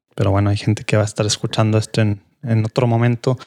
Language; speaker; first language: Spanish; native; Spanish